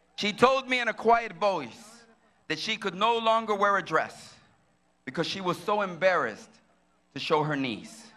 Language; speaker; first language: English; early bilingual, other home language; Spanish